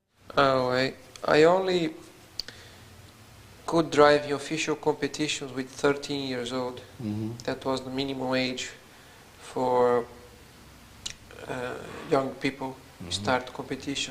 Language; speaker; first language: English; non-native, fluent; Portuguese